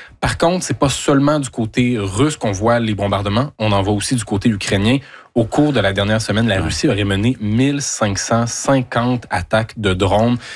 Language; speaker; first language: French; native; French